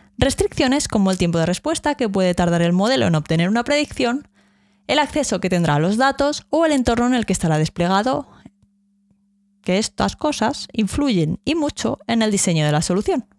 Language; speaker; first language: Spanish; native; Spanish